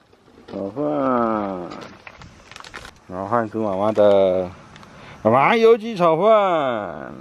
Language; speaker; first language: Chinese; native; Chinese